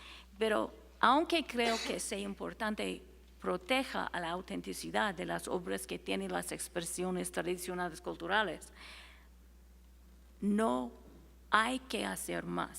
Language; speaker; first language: Spanish; non-native, fluent; English